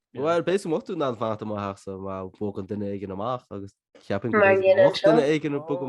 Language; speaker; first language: Irish; non-native, local second language; English